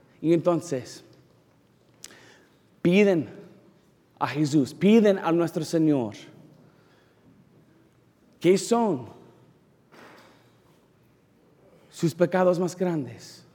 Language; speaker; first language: Spanish; non-native, learner; English